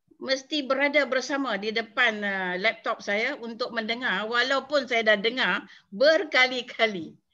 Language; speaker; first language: Malay; native; Malay